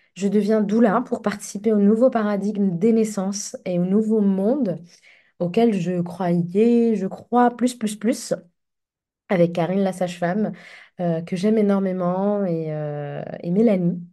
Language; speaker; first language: French; non-native, local second language; Arabic